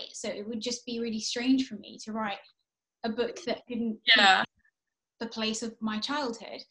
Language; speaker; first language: English; early bilingual, heritage; English